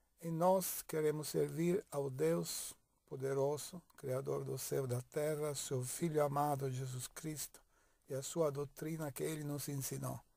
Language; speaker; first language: Portuguese; non-native, fluent; Italian